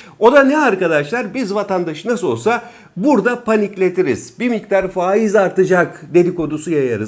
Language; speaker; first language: Turkish; native; Turkish